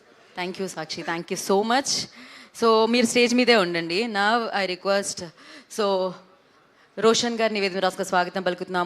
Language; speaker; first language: Telugu; native; Telugu